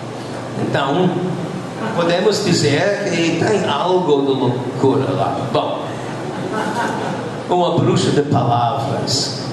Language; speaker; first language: Portuguese; non-native, fluent; English